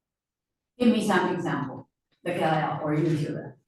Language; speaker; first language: English; non-native, fluent; Chinese